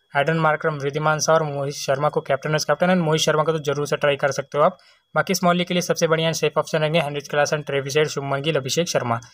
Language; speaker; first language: Hindi; native; Hindi